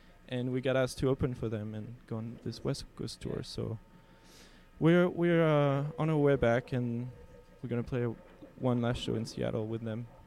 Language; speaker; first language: English; non-native, fluent; French